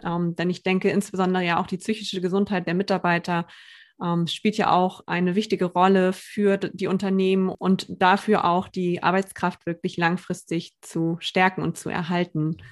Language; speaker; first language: German; native; German